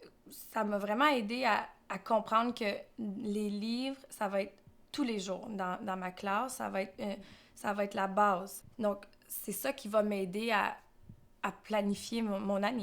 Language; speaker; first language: French; native; French